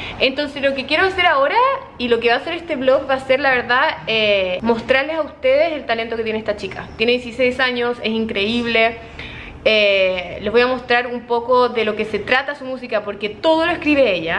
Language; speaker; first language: Spanish; native; Spanish